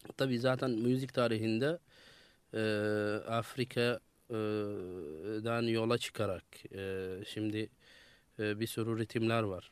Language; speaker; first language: Turkish; non-native, fluent; Arabic